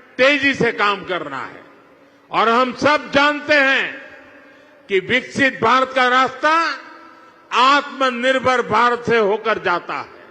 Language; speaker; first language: Hindi; non-native, local second language; Gujarati